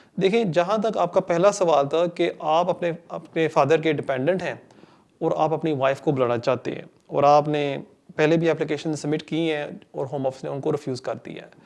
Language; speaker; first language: Urdu; non-native, local second language; Punjabi